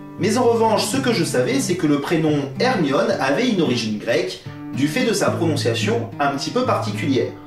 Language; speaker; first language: French; native; French